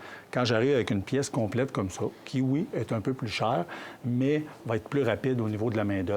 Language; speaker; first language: French; native; French